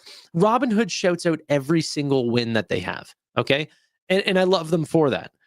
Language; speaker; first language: English; native; English